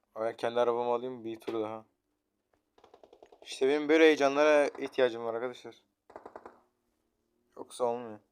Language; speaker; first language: Turkish; native; Turkish